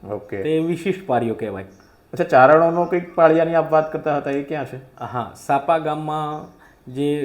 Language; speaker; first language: Gujarati; native; Gujarati